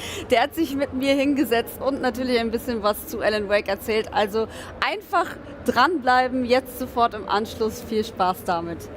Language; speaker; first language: German; native; German